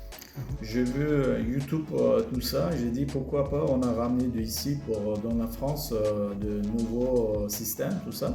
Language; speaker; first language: French; non-native, learner; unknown